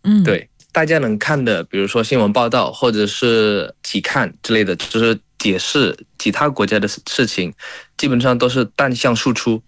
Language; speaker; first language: Chinese; non-native, fluent; Indonesian